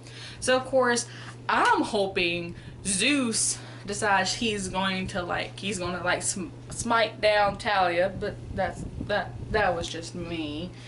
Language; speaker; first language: English; native; English